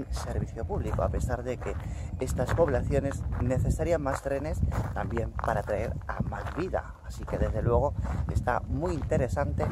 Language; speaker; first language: Spanish; native; Spanish